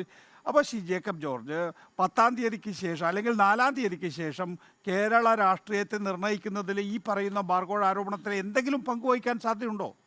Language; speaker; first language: Malayalam; native; Malayalam